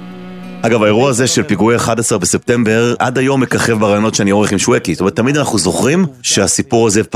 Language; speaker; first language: Hebrew; native; Hebrew